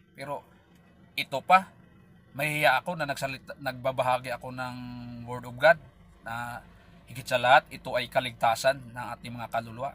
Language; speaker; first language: Filipino; non-native, local second language; Cebuano